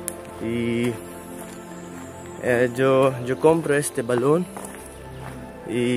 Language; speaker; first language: Spanish; non-native, learner; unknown